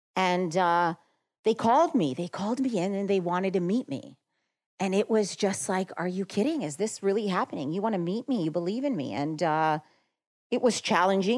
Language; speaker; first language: English; early bilingual, other home language; Macedonian